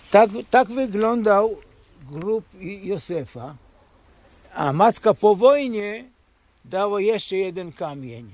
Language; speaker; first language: Polish; early bilingual, heritage; Polish